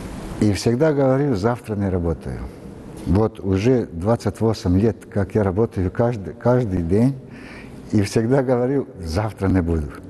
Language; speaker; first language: Russian; non-native, learner; Serbian